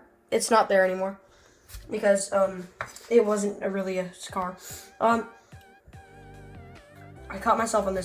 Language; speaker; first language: English; native; English